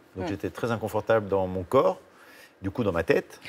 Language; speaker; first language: French; native; French